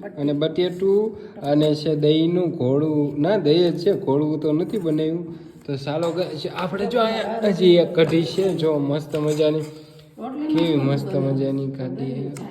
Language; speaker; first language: Gujarati; native; Gujarati